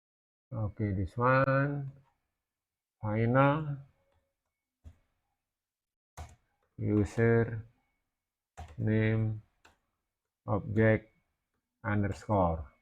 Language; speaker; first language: English; non-native, learner; Indonesian